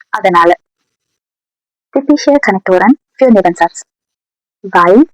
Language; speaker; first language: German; non-native, fluent; Tamil